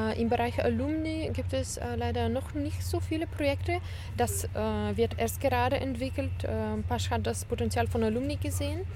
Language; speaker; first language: German; non-native, fluent; Bulgarian